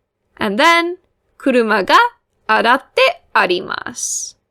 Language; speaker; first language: Japanese; non-native, fluent; English